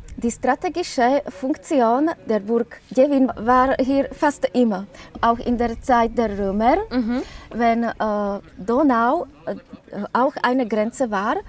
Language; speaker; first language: German; non-native, fluent; Slovak